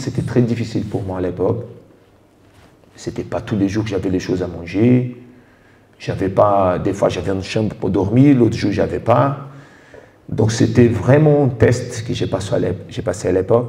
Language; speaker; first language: French; non-native, fluent; Portuguese